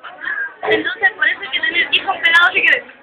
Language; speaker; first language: Spanish; native; Spanish